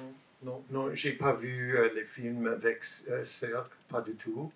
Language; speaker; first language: French; non-native, learner; English